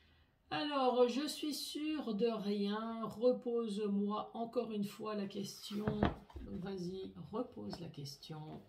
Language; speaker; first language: French; native; French